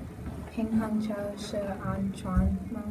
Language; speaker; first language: Chinese; non-native, learner; English